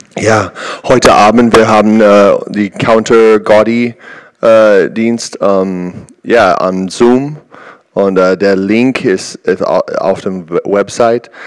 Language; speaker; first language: German; non-native, learner; English